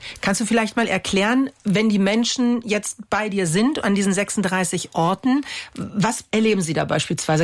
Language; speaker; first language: German; native; German